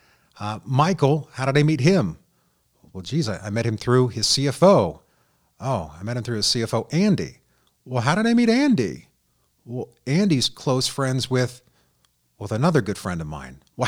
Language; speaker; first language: English; native; English